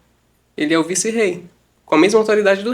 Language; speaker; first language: Portuguese; native; Portuguese